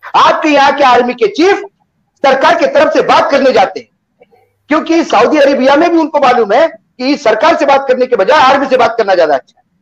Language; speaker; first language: Hindi; non-native, local second language; Marathi